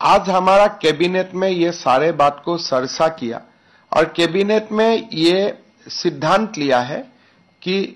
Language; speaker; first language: Hindi; non-native, local second language; Assamese